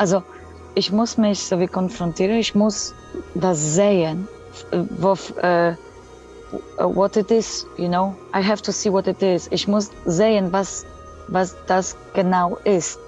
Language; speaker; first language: German; non-native, fluent; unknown